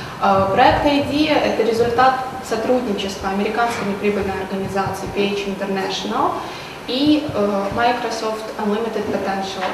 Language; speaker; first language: Russian; native; Russian